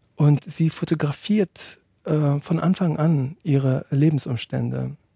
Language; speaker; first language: German; early bilingual, other home language; Turkish